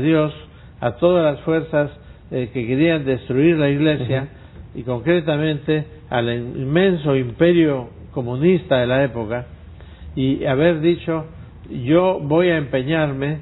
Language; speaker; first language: Spanish; native; Spanish